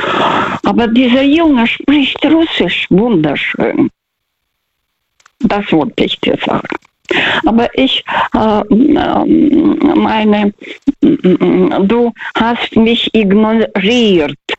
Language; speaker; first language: German; non-native, fluent; Russian